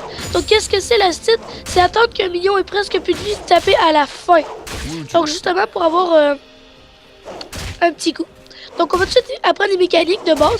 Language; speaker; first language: French; native; French